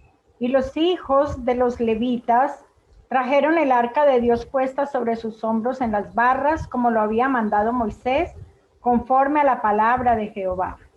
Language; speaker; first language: Spanish; native; Spanish